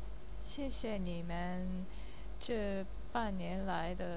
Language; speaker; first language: Chinese; non-native, learner; Japanese